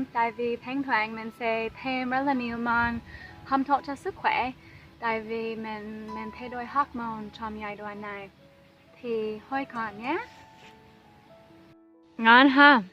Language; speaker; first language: Vietnamese; non-native, fluent; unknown